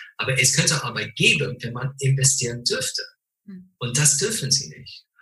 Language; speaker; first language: German; non-native, fluent; English